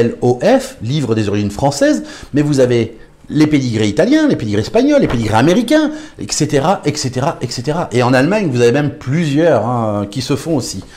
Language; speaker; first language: French; native; French